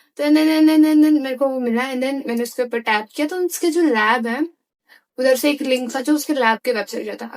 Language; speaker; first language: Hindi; non-native, local second language; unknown